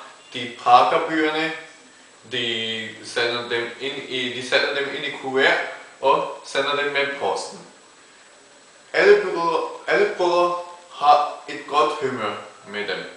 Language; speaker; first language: Danish; early bilingual, other home language; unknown